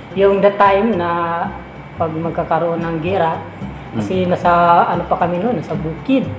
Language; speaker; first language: Filipino; non-native, local second language; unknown